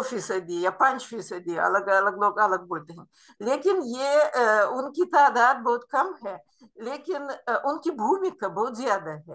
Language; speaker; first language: Hindi; non-native, fluent; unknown